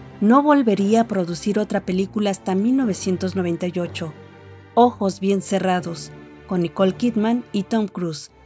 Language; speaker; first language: Spanish; native; Spanish